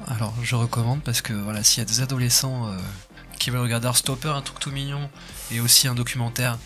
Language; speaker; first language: French; native; French